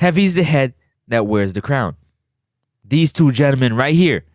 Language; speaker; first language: English; native; English